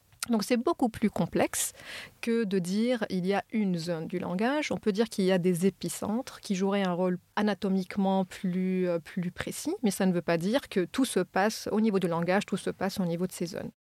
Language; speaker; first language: French; non-native, fluent; Arabic